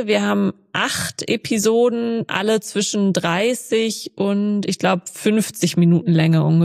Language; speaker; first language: German; native; German